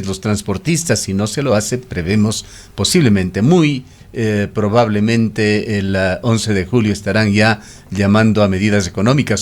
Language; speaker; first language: Spanish; native; Spanish